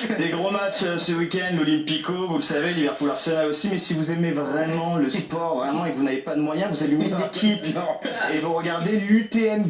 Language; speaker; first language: French; native; French